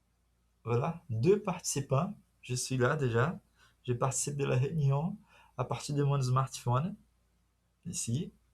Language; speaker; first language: French; non-native, fluent; Portuguese